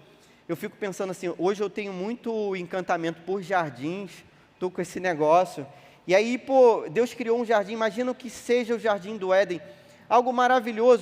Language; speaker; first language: Portuguese; native; Portuguese